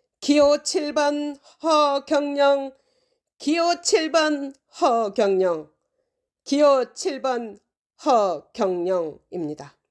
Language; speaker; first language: Korean; native; Korean